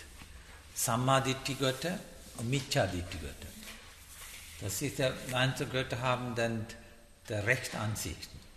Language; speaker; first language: German; non-native, learner; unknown